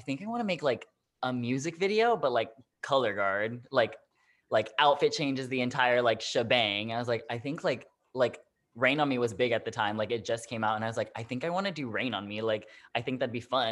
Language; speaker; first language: English; native; English